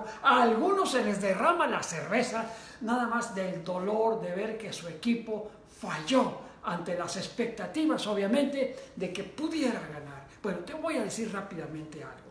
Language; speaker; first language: Spanish; native; Spanish